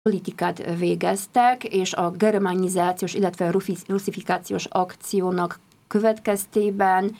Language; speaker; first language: Hungarian; non-native, fluent; Polish